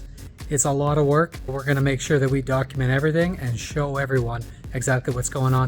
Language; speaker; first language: English; native; English